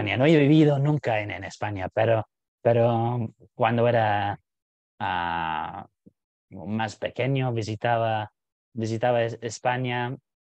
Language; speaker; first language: Spanish; non-native, fluent; English